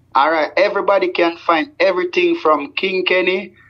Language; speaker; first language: English; non-native, local second language; Jamaican Creole English